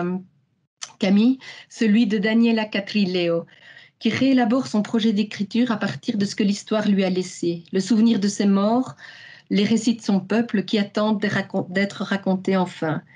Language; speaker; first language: French; native; French